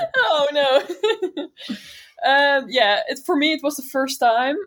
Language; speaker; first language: English; non-native, fluent; Dutch